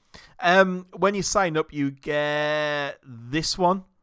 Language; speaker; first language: English; native; English